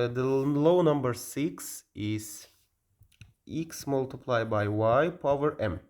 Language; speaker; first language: English; non-native, learner; Azerbaijani